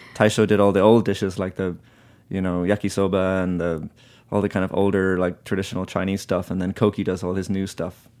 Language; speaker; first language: English; native; English